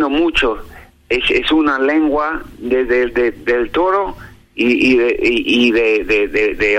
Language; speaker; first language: Spanish; non-native, learner; English